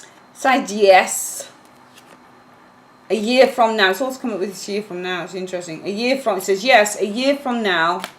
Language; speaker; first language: English; native; English